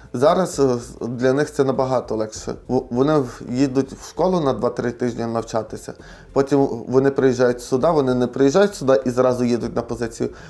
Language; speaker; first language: Ukrainian; native; Ukrainian